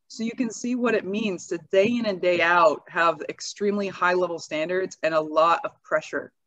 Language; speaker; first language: English; native; English